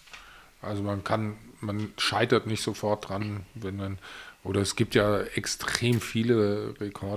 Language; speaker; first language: German; native; German